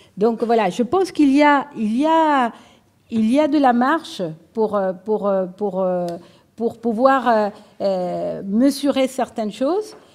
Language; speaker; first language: French; non-native, fluent; Spanish